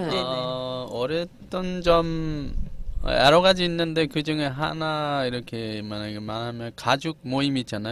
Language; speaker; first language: Korean; non-native, fluent; Bangla